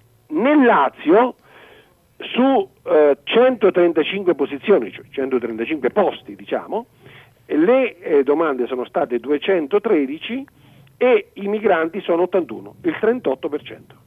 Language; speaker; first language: Italian; native; Italian